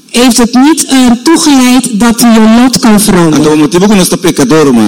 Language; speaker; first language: Dutch; non-native, local second language; Papiamento